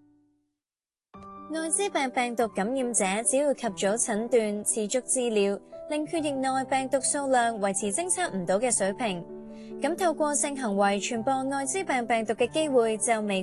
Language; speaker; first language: Chinese; non-native, local second language; Cantonese